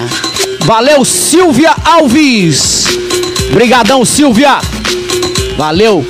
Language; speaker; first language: Portuguese; native; Portuguese